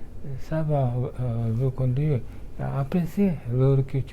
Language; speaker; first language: French; non-native, fluent; Japanese